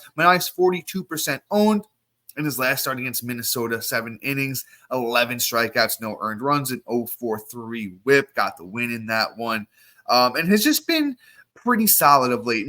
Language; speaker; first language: English; native; English